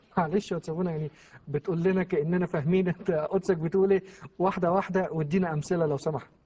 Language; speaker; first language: Arabic; native; Arabic